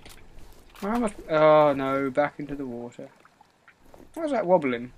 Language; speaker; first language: English; native; English